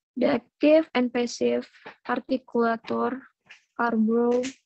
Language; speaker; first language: English; non-native, learner; Indonesian